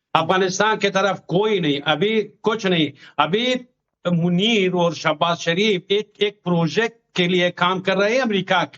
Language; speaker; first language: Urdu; non-native, learner; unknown